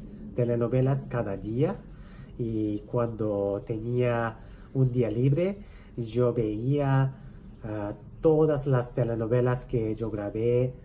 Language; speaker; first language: Spanish; non-native, fluent; Japanese